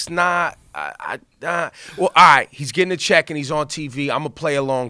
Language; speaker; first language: English; native; English